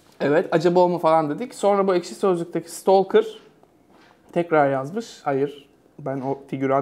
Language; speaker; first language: Turkish; native; Turkish